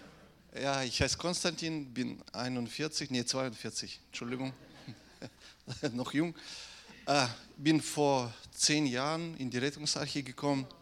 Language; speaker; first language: German; non-native, fluent; Russian